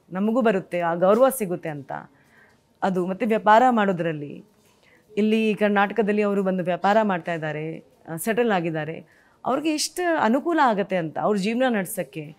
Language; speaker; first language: Kannada; non-native, fluent; Hindi